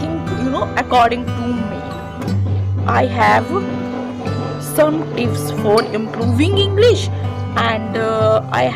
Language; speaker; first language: English; non-native, learner; Hindi